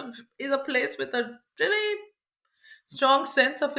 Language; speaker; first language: English; non-native, local second language; Bangla